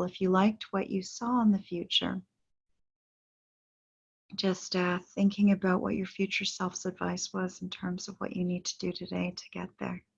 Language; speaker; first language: English; native; English